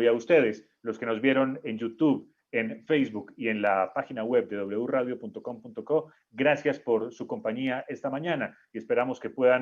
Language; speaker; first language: Spanish; native; Spanish